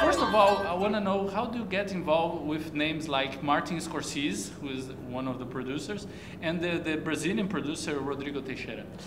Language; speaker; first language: English; non-native, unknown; Portuguese